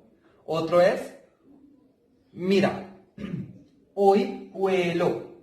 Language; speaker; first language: Spanish; non-native, fluent; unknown